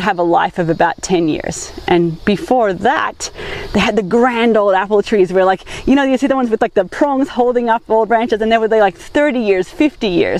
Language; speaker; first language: English; native; English